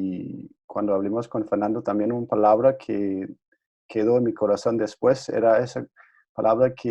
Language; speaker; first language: Spanish; non-native, fluent; Danish